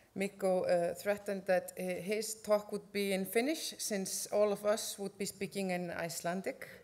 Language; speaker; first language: English; non-native, fluent; Icelandic